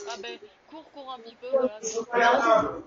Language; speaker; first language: French; native; French